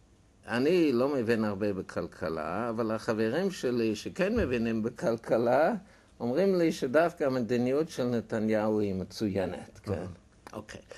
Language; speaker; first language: Hebrew; non-native, fluent; German